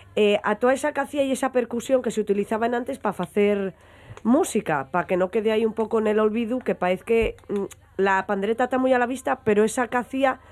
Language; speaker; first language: Spanish; native; Spanish